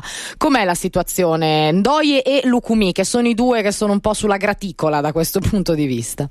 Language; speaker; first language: Italian; native; Italian